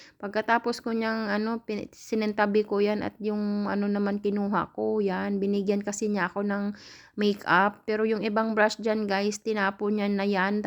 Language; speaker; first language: Filipino; native; Filipino